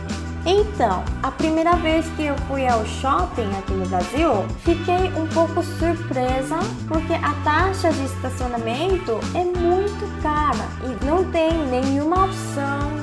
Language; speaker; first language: Portuguese; non-native, fluent; Korean